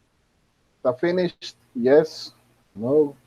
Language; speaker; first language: English; non-native, fluent; Spanish